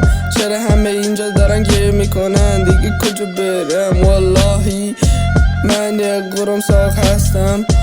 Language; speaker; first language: Persian; early bilingual, heritage; Persian